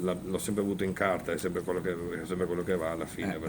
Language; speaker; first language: Italian; native; Italian